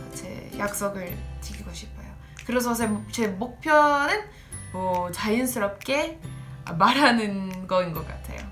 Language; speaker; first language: Korean; non-native, learner; English